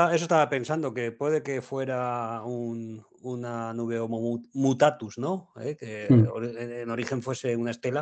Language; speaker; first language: Spanish; native; Spanish